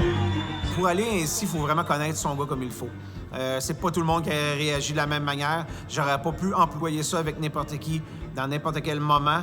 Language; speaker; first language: French; native; French